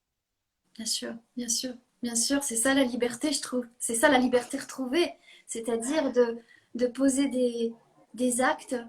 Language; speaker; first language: French; native; French